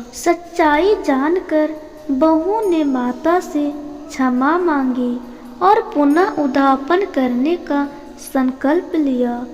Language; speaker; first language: Hindi; native; Hindi